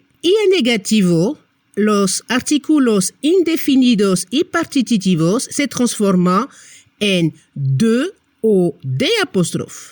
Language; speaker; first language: Spanish; non-native, fluent; French